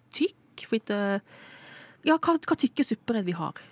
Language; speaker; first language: Norwegian; non-native, fluent; Filipino